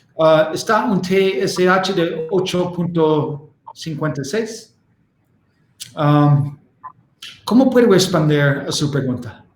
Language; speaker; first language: Spanish; non-native, learner; English